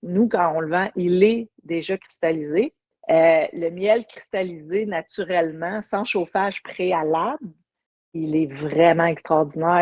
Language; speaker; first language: French; native; French